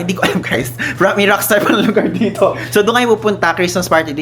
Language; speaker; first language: Filipino; native; Filipino